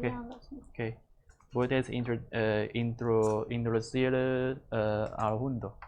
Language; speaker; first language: Spanish; non-native, learner; Chinese